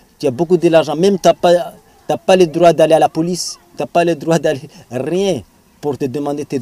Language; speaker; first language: French; non-native, learner; Comorian